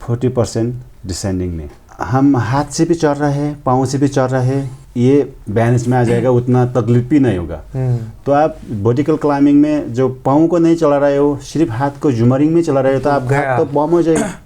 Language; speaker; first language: Hindi; non-native, fluent; Sherpa